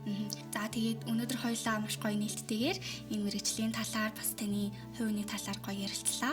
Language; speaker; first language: Mongolian; native; Mongolian